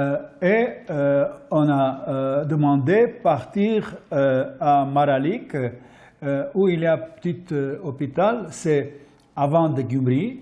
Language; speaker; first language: French; non-native, fluent; Armenian